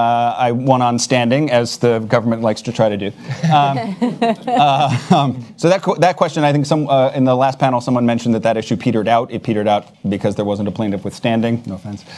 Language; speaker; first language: English; native; English